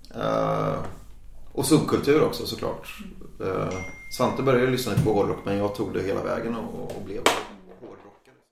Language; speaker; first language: Swedish; native; Swedish